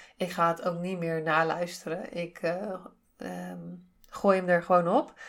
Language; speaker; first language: Dutch; native; Dutch